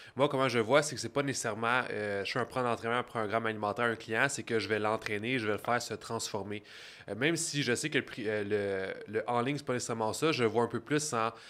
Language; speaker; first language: French; native; French